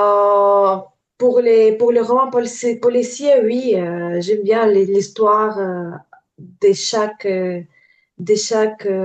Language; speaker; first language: French; non-native, learner; Ukrainian